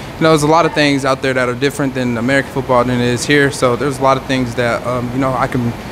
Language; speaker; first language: English; native; English